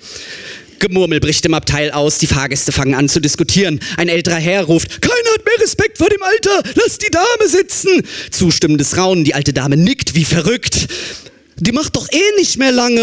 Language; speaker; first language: German; native; German